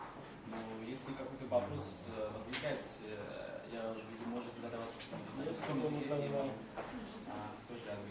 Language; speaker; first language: Russian; non-native, learner; Bangla